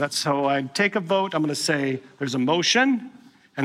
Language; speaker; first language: English; native; English